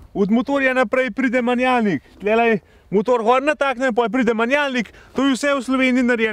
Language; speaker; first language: Slovenian; native; Slovenian